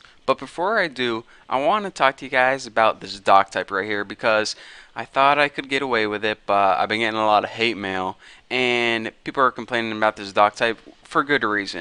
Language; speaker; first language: English; native; English